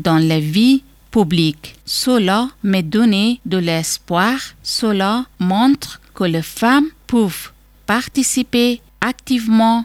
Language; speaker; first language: French; non-native, fluent; Persian